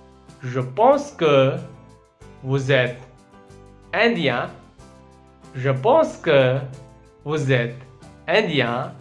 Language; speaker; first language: French; non-native, fluent; Hindi